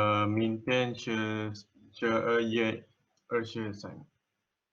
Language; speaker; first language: Chinese; non-native, learner; Malay